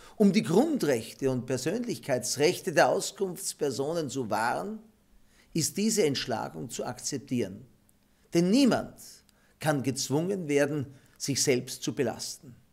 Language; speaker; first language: German; native; German